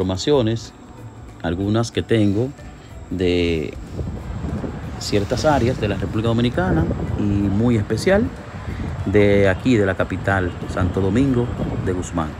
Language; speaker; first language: Spanish; native; Spanish